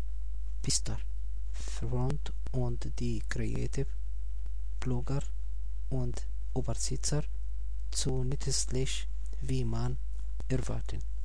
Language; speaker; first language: German; non-native, learner; Arabic